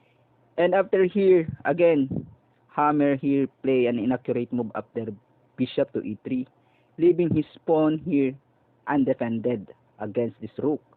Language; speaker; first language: English; non-native, local second language; Filipino